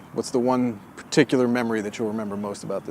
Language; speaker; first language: English; native; English